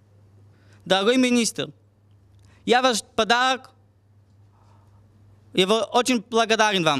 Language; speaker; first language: Russian; non-native, fluent; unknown